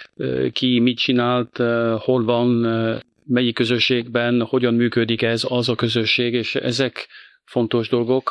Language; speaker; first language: Hungarian; non-native, fluent; French